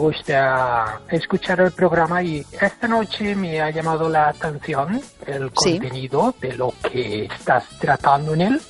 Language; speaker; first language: Spanish; non-native, fluent; English